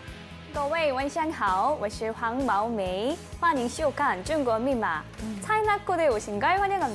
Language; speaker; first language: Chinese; non-native, learner; Korean